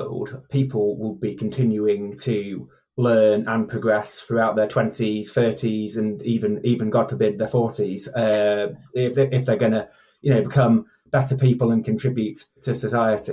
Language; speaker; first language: English; native; English